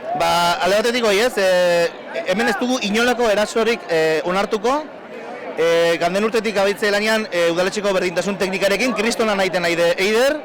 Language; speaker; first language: Basque; native; Basque